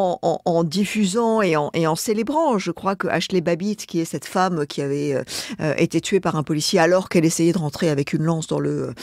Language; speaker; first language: French; native; French